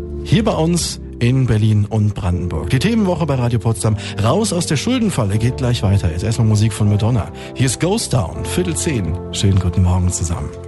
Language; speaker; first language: German; native; German